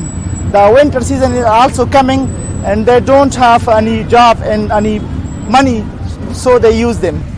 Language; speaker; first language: English; non-native, learner; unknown